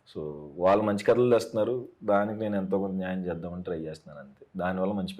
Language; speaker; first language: Telugu; native; Telugu